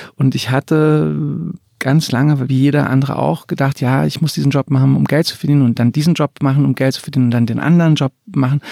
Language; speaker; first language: German; early bilingual, other home language; Croatian